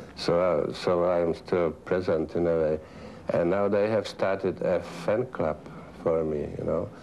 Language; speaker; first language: English; non-native, fluent; Czech